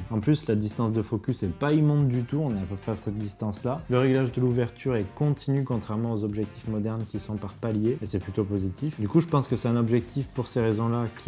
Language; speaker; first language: French; native; French